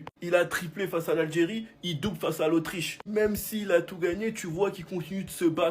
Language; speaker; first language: French; native; French